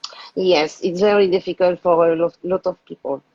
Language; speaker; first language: English; non-native, learner; French